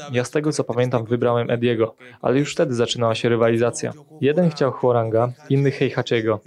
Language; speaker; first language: Polish; native; Polish